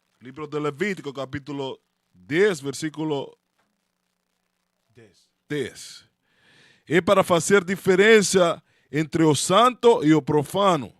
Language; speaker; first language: Portuguese; non-native, learner; Spanish